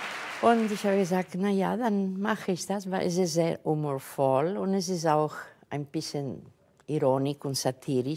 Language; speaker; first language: German; non-native, fluent; Catalan